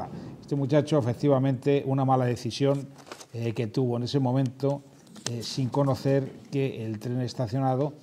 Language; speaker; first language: Spanish; native; Spanish